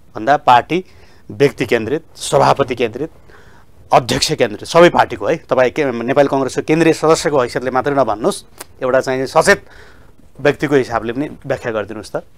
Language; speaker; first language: Nepali; native; Nepali